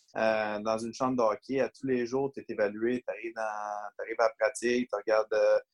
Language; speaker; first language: French; native; French